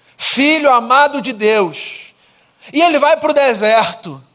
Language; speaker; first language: Portuguese; native; Portuguese